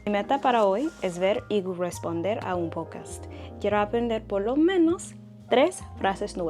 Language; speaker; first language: Spanish; non-native, fluent; English